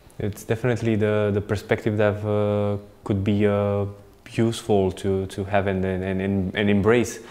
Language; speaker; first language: English; non-native, fluent; Romanian